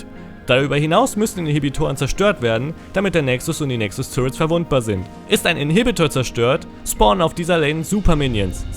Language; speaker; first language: German; native; German